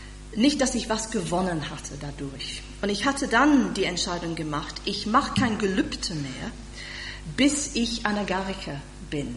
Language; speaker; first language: German; non-native, fluent; English